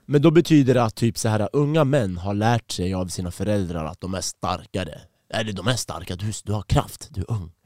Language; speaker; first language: Swedish; early bilingual, other home language; Persian